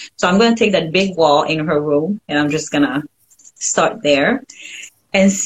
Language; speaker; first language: English; non-native, fluent; French